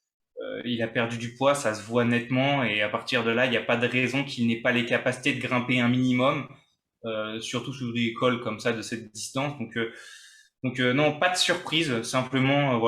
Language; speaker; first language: French; native; French